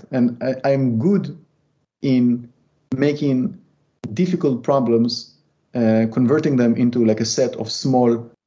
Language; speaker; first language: English; non-native, fluent; Hebrew